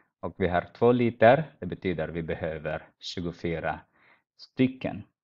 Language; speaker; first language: Swedish; non-native, fluent; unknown